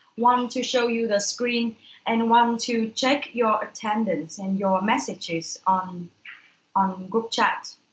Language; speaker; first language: English; non-native, fluent; Vietnamese